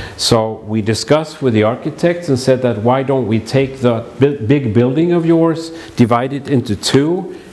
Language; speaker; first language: English; non-native, fluent; Swedish